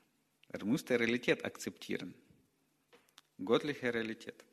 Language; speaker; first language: German; non-native, learner; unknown